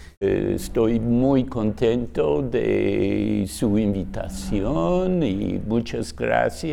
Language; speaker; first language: Spanish; non-native, fluent; English